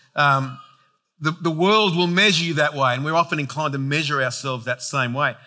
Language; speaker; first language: English; native; English